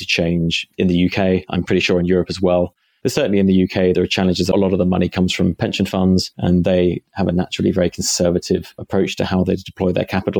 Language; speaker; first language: English; native; English